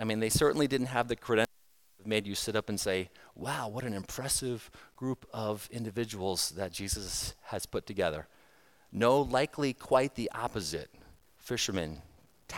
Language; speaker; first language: English; native; English